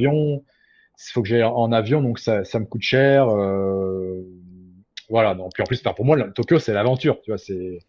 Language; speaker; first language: French; native; French